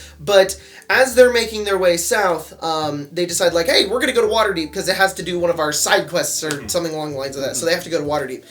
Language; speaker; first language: English; native; English